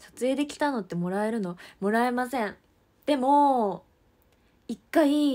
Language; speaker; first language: Japanese; native; Japanese